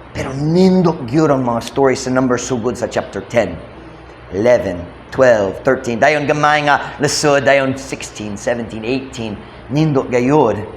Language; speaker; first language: Cebuano; non-native, fluent; English